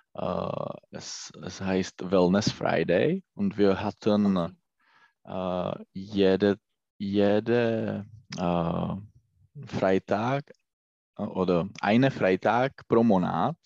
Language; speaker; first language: German; non-native, learner; Czech